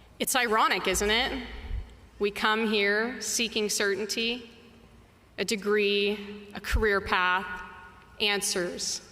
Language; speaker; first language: English; native; English